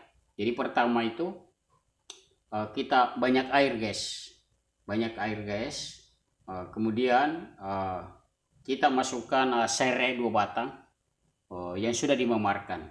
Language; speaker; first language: Indonesian; non-native, local second language; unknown